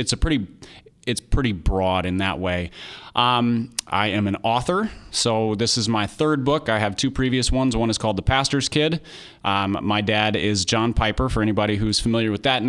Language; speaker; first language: English; native; English